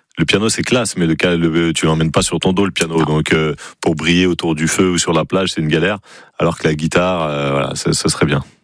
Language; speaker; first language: French; native; French